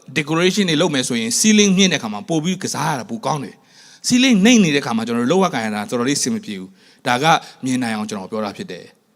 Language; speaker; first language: Burmese; non-native, local second language; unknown